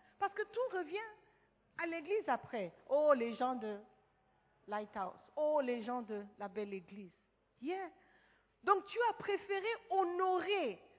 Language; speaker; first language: French; non-native, fluent; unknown